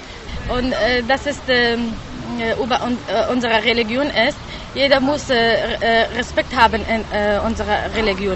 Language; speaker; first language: German; non-native, learner; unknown